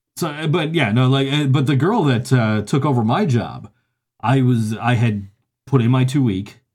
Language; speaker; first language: English; native; English